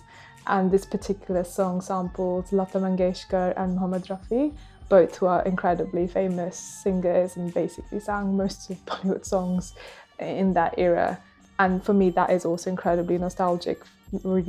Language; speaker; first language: English; non-native, local second language; Hindi